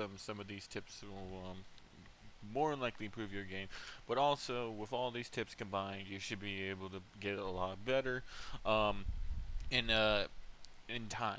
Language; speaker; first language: English; native; English